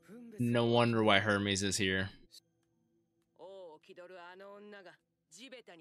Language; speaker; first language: English; native; English